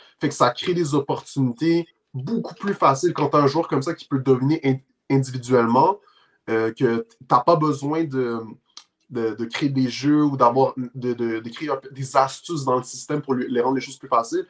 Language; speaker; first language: French; native; French